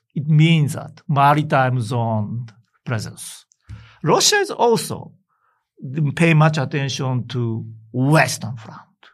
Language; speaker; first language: English; non-native, learner; Japanese